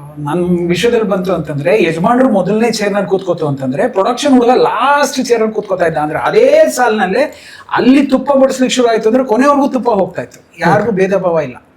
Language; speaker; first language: Kannada; native; Kannada